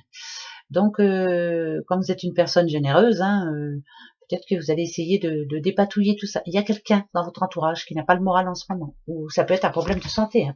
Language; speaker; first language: French; native; French